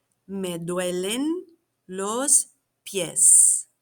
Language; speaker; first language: Spanish; non-native, fluent; English